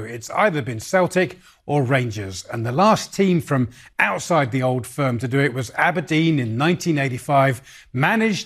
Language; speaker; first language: English; native; English